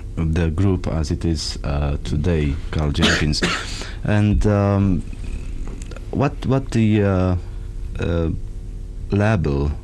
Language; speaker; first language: English; non-native, fluent; Romanian